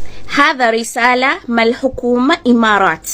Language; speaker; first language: Arabic; non-native, learner; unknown